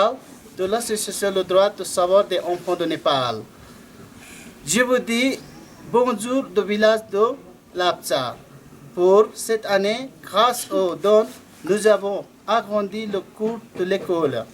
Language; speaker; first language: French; non-native, learner; Nepali